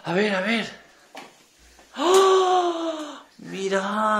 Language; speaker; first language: Spanish; native; Spanish